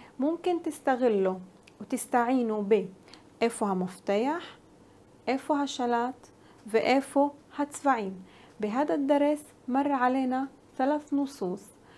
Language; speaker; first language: Hebrew; non-native, local second language; Arabic